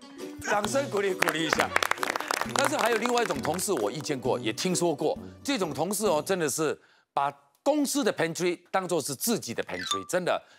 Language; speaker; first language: Chinese; native; Chinese